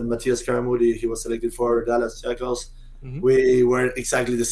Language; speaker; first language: English; non-native, fluent; Spanish